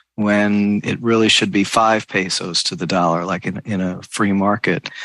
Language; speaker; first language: English; native; English